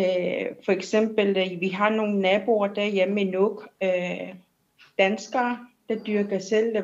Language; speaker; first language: Danish; non-native, local second language; Kalaallisut